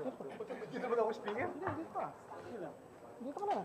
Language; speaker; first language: Filipino; native; Filipino